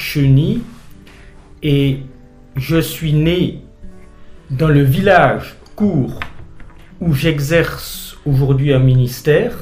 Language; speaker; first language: French; native; French